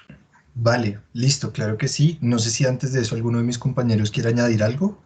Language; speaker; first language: Spanish; native; Spanish